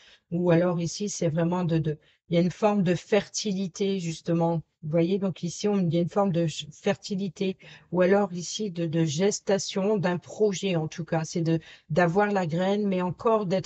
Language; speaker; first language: French; native; French